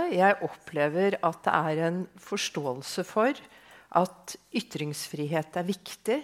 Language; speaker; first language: Norwegian; native; Norwegian